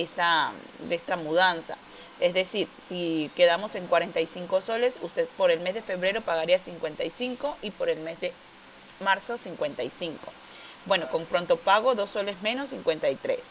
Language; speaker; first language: Spanish; native; Spanish